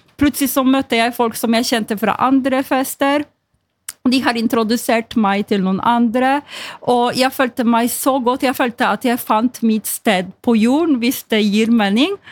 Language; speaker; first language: Norwegian; non-native, fluent; Polish